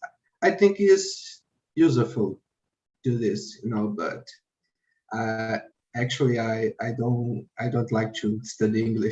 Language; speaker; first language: English; non-native, learner; Portuguese